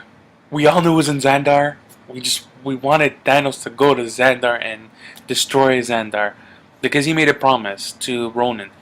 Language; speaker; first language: English; native; English